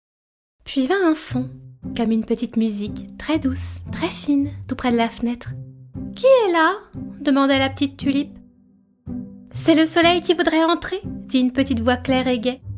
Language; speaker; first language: French; native; French